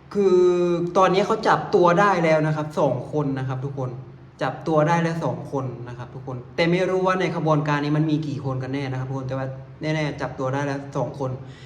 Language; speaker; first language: Thai; native; Thai